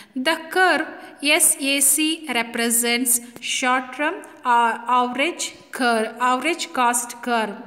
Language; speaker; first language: English; non-native, local second language; Kannada